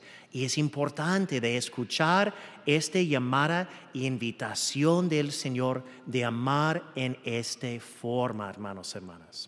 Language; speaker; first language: Spanish; early bilingual, heritage; English